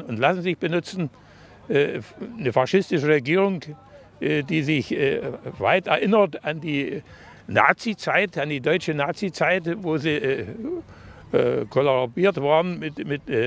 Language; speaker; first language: German; native; German